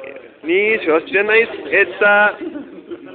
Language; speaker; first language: Basque; non-native, learner; Spanish